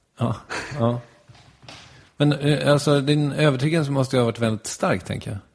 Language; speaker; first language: Swedish; native; Swedish